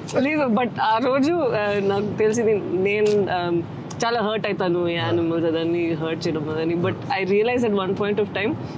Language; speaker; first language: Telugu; non-native, fluent; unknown